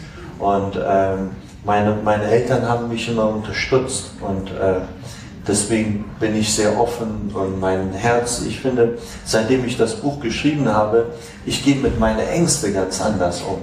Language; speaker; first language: German; non-native, fluent; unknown